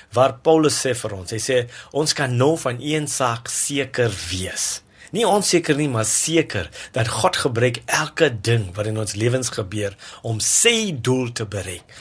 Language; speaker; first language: Afrikaans; non-native, local second language; English